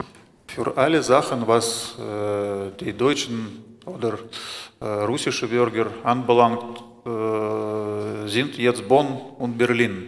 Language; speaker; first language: German; non-native, fluent; Russian